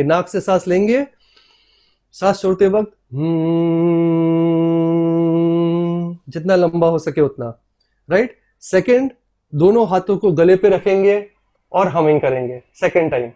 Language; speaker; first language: Hindi; native; Hindi